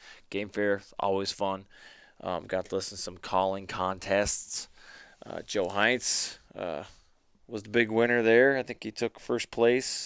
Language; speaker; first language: English; native; English